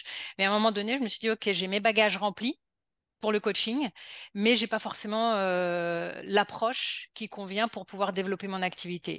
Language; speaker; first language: French; native; French